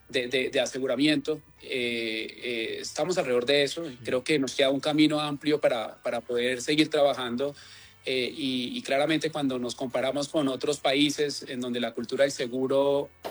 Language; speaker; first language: Spanish; native; Spanish